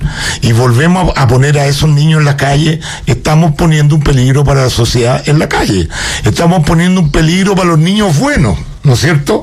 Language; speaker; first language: Spanish; native; Spanish